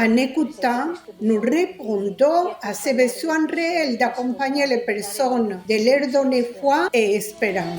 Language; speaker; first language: French; non-native, fluent; Italian